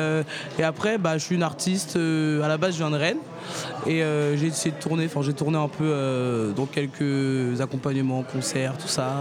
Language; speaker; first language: French; native; French